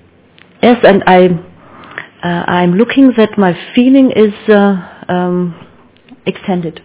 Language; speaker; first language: English; non-native, learner; German